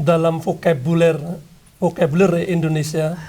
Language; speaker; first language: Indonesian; non-native, local second language; Javanese